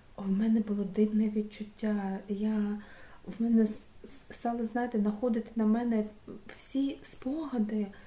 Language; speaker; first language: Ukrainian; non-native, local second language; Russian